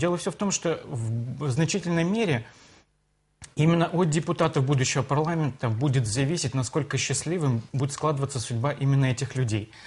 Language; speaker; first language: Russian; non-native, local second language; Romanian